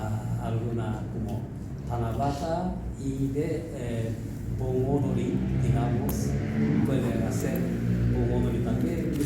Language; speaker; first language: Spanish; non-native, learner; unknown